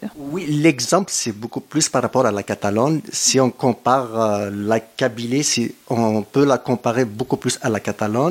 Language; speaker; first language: French; non-native, local second language; Kabyle